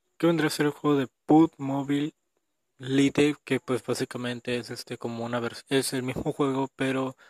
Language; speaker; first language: Spanish; native; Spanish